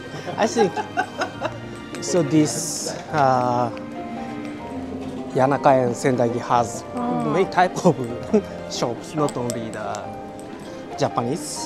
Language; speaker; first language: English; non-native, learner; Japanese